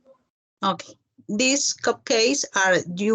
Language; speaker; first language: English; non-native, learner; Spanish